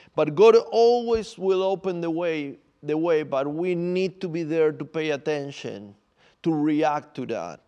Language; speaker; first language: English; non-native, fluent; Spanish